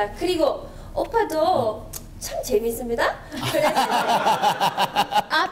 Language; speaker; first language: Korean; non-native, learner; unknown